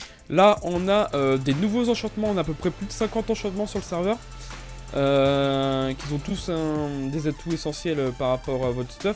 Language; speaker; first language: French; native; French